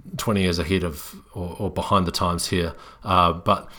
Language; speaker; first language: English; native; English